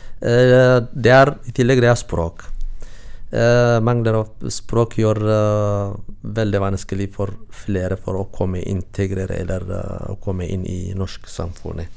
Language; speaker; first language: Norwegian; non-native, learner; Tigrinya